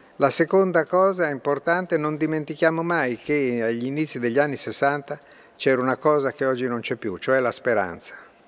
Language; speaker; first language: Italian; native; Italian